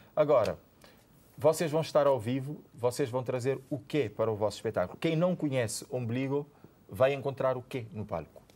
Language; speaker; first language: Portuguese; non-native, local second language; Kabuverdianu